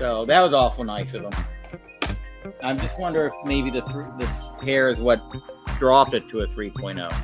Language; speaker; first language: English; native; English